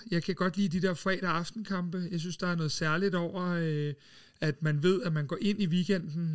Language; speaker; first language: Danish; native; Danish